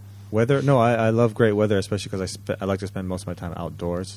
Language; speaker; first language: English; early bilingual, other home language; Japanese